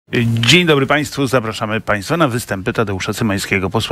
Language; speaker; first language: Polish; native; Polish